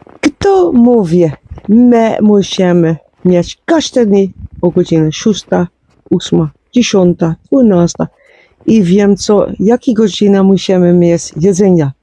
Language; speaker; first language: Polish; non-native, learner; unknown